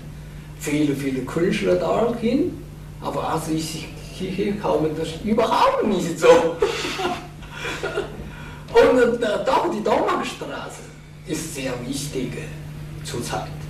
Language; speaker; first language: German; non-native, learner; Chinese